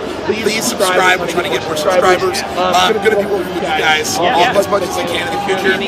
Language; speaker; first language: English; native; English